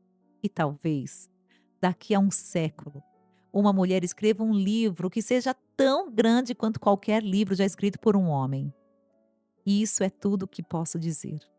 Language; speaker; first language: Portuguese; native; Portuguese